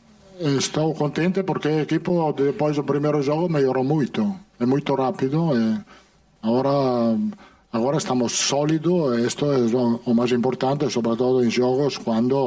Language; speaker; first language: Portuguese; non-native, fluent; Italian